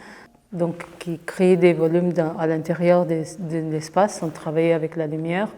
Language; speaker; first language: French; non-native, fluent; Portuguese